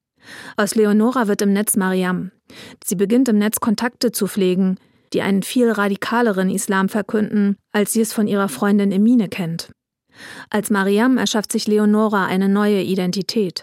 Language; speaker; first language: German; native; German